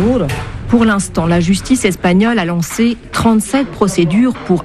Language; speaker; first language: French; native; French